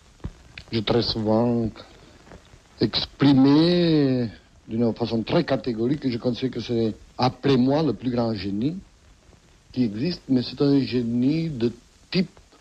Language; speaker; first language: French; non-native, fluent; Spanish